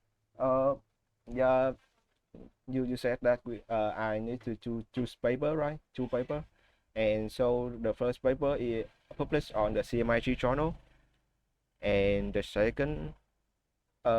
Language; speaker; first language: English; non-native, learner; Vietnamese